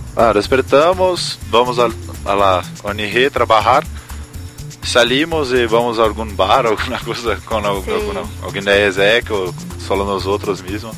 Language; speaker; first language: Spanish; non-native, learner; Portuguese